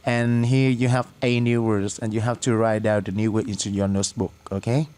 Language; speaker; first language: English; non-native, fluent; Vietnamese